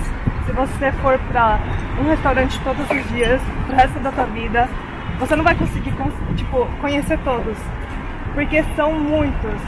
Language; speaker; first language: Portuguese; early bilingual, heritage; Portuguese